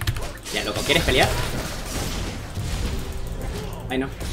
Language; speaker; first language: Spanish; native; Spanish